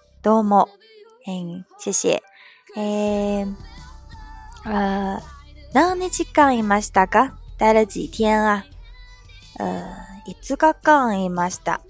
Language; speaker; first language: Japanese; non-native, fluent; Chinese